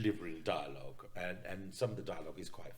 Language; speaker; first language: English; native; English